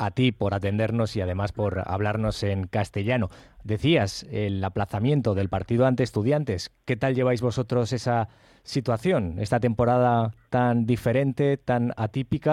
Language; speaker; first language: Spanish; native; Spanish